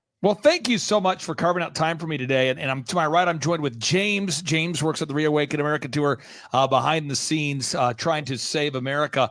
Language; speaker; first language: English; native; English